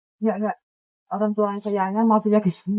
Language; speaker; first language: Indonesian; non-native, learner; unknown